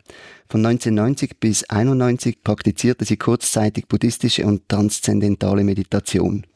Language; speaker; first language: German; native; German